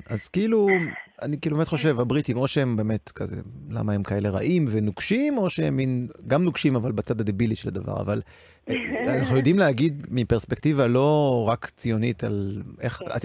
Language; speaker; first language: Hebrew; native; Hebrew